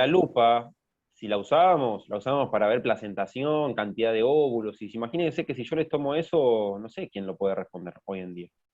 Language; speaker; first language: Spanish; native; Spanish